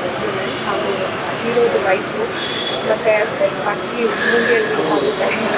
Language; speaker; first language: Kannada; non-native, local second language; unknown